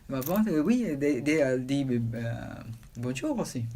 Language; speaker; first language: French; non-native, learner; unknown